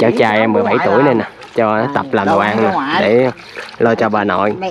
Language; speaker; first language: Vietnamese; native; Vietnamese